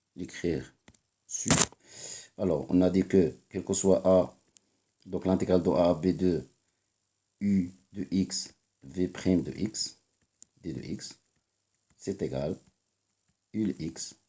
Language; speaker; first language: French; non-native, local second language; Arabic